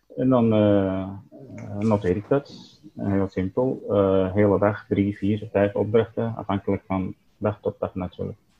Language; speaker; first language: Dutch; non-native, fluent; Turkish